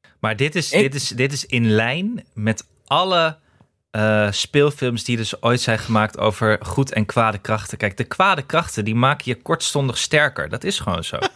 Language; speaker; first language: Dutch; native; Dutch